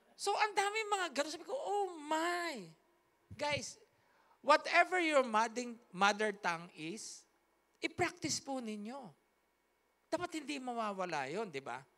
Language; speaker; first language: Filipino; native; Filipino